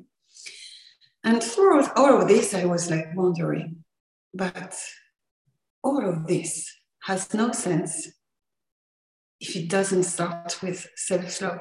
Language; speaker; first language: English; non-native, fluent; French